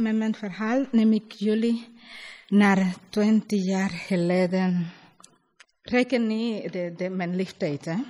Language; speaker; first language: Dutch; non-native, learner; Spanish